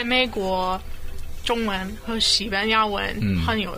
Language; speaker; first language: Chinese; non-native, learner; English